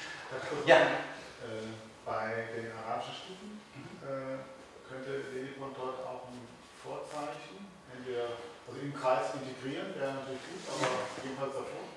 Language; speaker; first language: German; native; German